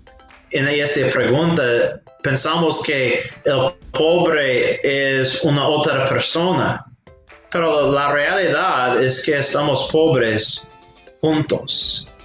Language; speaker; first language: Spanish; non-native, fluent; English